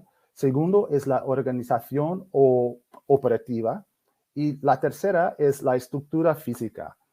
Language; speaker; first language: Spanish; non-native, fluent; English